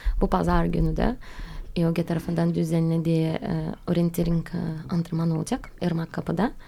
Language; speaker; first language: Turkish; non-native, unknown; Russian